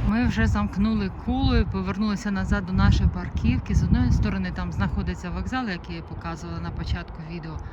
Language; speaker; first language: Ukrainian; native; Ukrainian